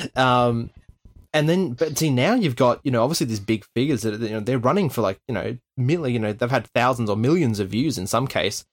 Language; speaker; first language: English; native; English